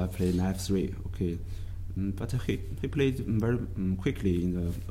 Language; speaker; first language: English; non-native, learner; Chinese